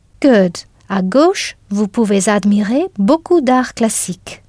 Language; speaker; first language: French; non-native, fluent; English